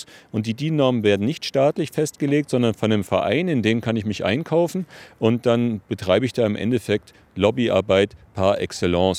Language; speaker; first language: German; native; German